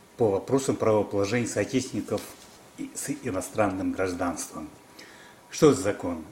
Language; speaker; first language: Russian; non-native, local second language; Kyrgyz